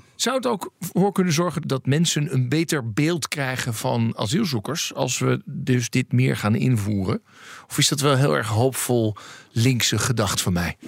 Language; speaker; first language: Dutch; native; Dutch